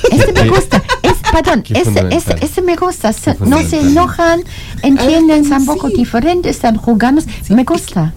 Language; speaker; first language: Spanish; non-native, learner; German